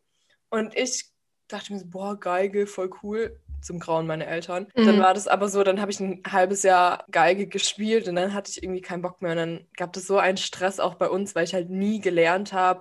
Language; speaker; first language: German; native; German